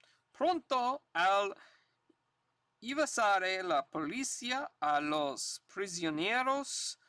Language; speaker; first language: Spanish; non-native, learner; English